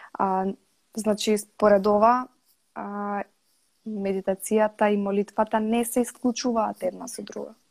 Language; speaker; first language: Macedonian; native; Macedonian